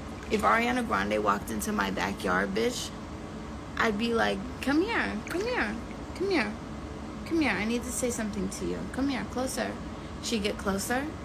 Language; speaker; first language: English; native; English